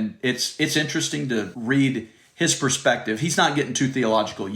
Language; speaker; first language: English; native; English